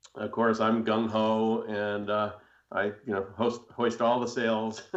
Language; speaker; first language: English; native; English